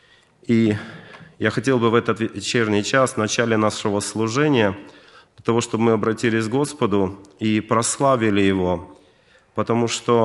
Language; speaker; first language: Russian; native; Russian